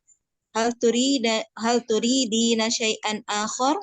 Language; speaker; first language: Arabic; non-native, learner; Indonesian